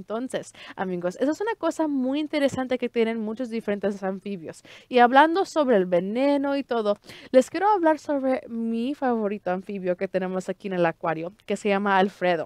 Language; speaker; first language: Spanish; early bilingual, heritage; Spanish